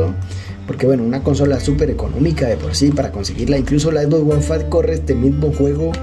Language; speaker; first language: Spanish; native; Spanish